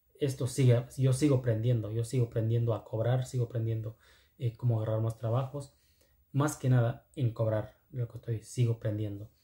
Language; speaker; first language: Spanish; non-native, local second language; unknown